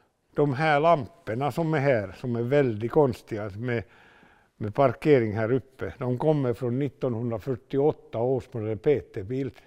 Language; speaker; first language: Swedish; non-native, local second language; Finnish